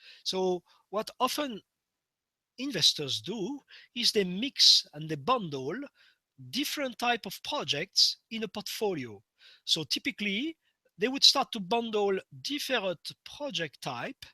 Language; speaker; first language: English; non-native, fluent; French